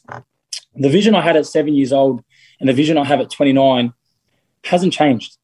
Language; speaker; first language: English; native; English